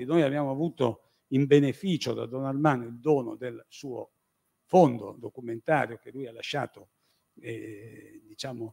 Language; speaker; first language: Italian; native; Italian